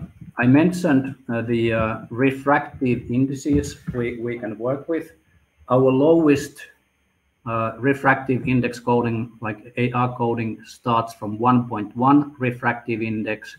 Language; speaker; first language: English; non-native, fluent; Finnish